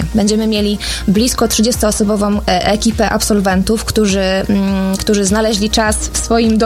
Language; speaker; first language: Polish; native; Polish